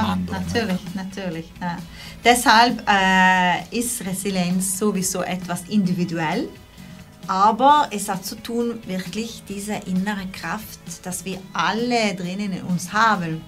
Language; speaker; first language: German; non-native, local second language; Italian